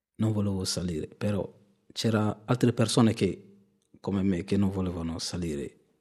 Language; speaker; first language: Italian; non-native, fluent; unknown